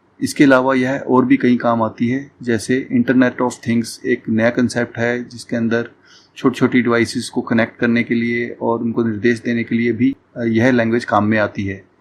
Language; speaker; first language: Hindi; native; Hindi